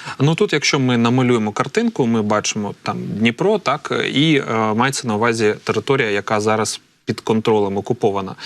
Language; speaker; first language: Ukrainian; native; Ukrainian